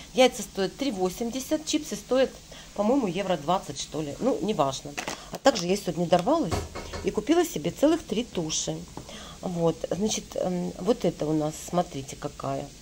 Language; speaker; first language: Russian; native; Russian